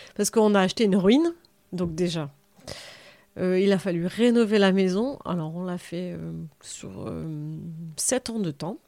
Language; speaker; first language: French; native; French